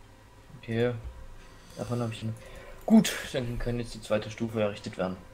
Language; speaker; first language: German; native; German